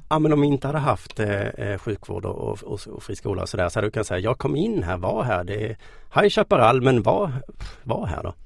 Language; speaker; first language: Swedish; native; Swedish